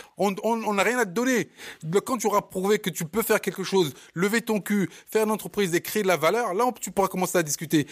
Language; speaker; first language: French; early bilingual, other home language; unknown